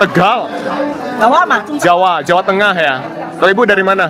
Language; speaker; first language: Indonesian; native; Indonesian